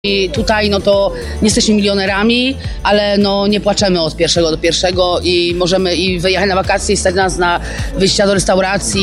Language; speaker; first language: Polish; native; Polish